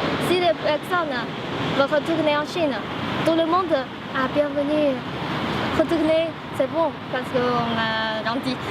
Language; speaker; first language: French; non-native, learner; Chinese